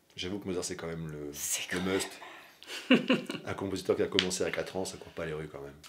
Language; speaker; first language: French; native; French